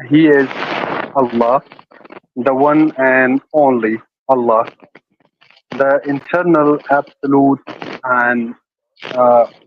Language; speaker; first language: English; non-native, learner; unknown